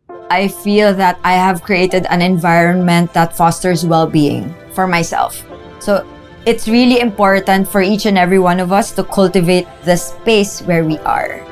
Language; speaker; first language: English; non-native, local second language; Filipino